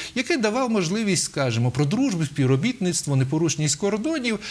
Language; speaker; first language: Ukrainian; native; Ukrainian